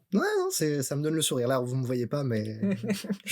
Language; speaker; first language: French; native; French